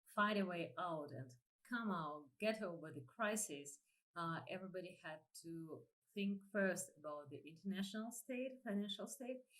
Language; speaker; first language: English; non-native, fluent; Ukrainian